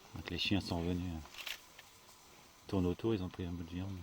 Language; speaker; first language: French; native; French